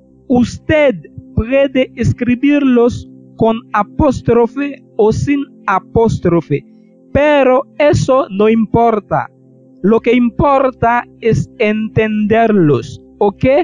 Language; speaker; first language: Spanish; non-native, fluent; Haitian Creole